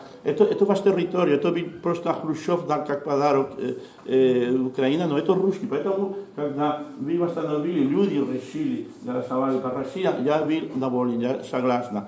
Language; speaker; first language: Russian; non-native, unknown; Spanish